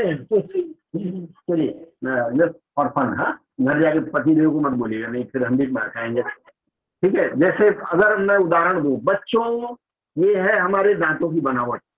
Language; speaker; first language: Hindi; native; Hindi